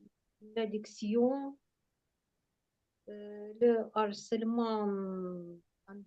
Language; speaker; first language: French; non-native, learner; Ukrainian